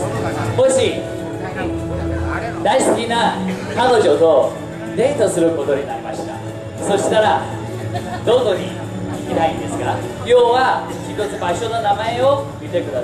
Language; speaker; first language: Japanese; non-native, fluent; Chinese